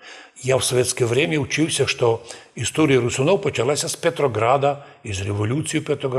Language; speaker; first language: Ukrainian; non-native, local second language; Rusyn